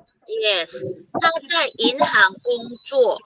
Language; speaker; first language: Chinese; non-native, fluent; Filipino